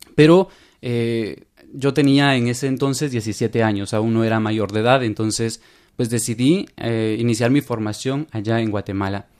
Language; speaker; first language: Spanish; native; Spanish